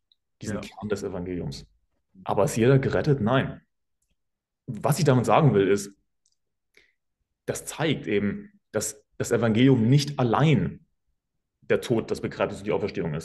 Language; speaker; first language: German; native; German